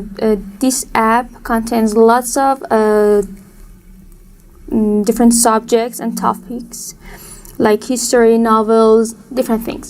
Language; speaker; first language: English; non-native, fluent; Persian